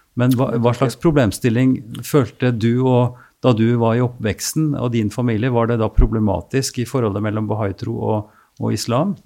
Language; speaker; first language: Norwegian; native; Norwegian